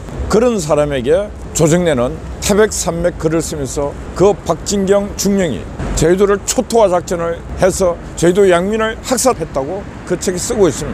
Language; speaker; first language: Korean; native; Korean